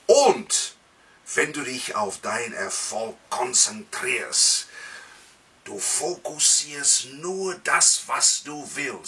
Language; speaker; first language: German; non-native, fluent; English